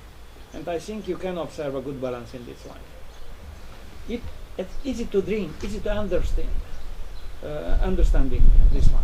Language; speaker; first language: English; non-native, learner; Romanian